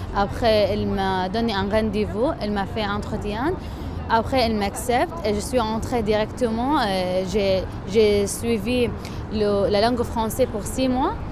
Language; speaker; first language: French; non-native, learner; Arabic